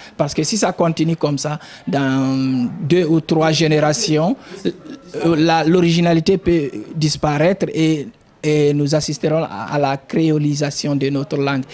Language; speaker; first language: French; non-native, local second language; Fula